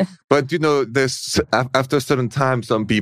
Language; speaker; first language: English; non-native, fluent; French